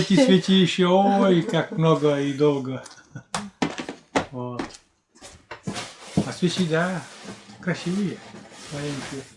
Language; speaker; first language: Russian; native; Russian